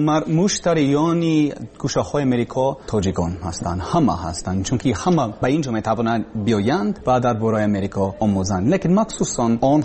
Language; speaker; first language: Persian; non-native, learner; English